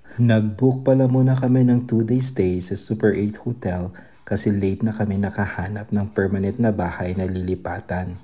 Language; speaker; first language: Filipino; native; Filipino